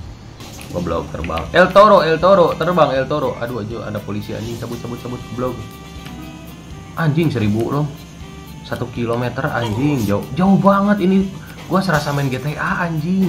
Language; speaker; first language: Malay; non-native, local second language; Sundanese